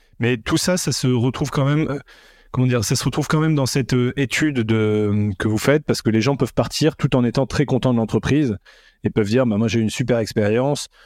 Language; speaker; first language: French; native; French